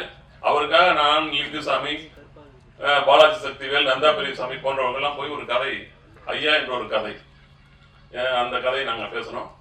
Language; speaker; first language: Tamil; native; Tamil